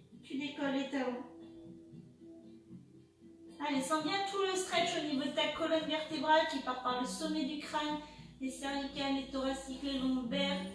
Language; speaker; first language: French; native; French